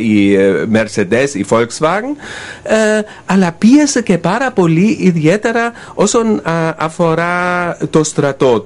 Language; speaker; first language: Greek; non-native, fluent; German